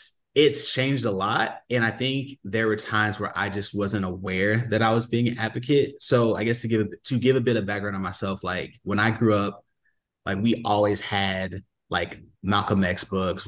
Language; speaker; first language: English; native; English